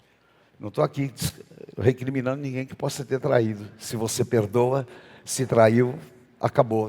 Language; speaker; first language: Portuguese; native; Portuguese